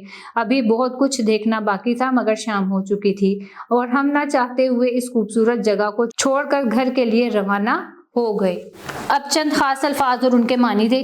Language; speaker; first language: Urdu; native; Urdu